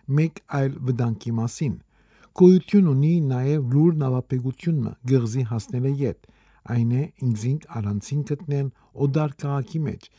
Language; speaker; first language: Armenian; early bilingual, heritage; Armenian